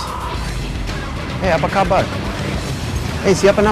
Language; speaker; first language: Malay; non-native, fluent; English